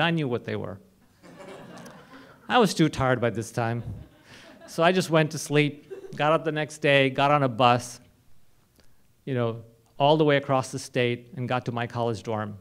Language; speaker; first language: English; non-native, local second language; Hindi